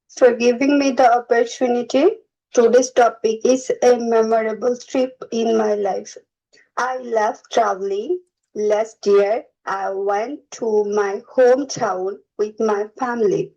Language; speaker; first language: English; non-native, learner; Bangla